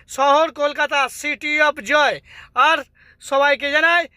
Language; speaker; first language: Hindi; non-native, local second language; Bangla